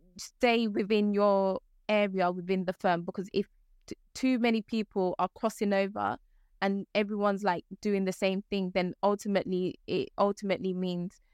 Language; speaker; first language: English; native; English